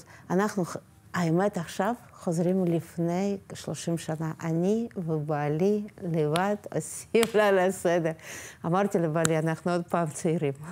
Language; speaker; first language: Hebrew; non-native, fluent; Russian